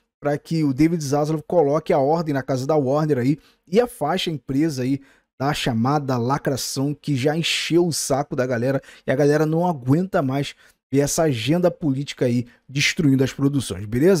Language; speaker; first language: Portuguese; native; Portuguese